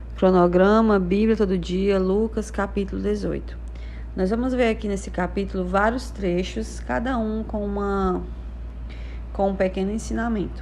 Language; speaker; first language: Portuguese; native; Portuguese